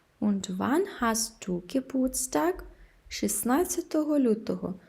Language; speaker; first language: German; non-native, fluent; Ukrainian